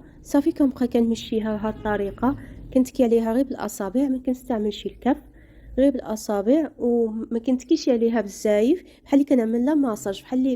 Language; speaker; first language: Arabic; native; Arabic